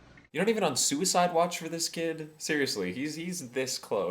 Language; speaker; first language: English; native; English